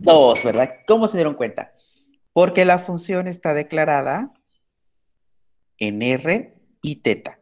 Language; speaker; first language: Spanish; native; Spanish